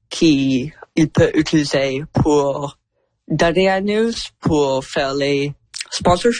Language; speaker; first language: French; non-native, learner; English